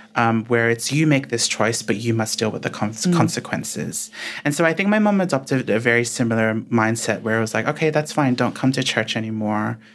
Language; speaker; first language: English; early bilingual, other home language; Filipino